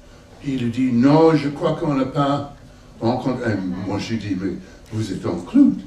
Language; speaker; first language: French; non-native, learner; English